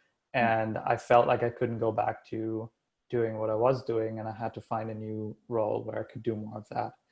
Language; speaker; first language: English; non-native, fluent; German